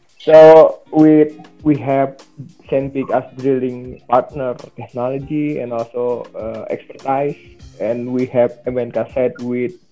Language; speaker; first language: English; non-native, learner; Indonesian